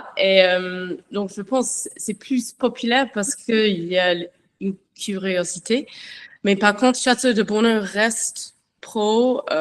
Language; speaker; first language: French; non-native, learner; English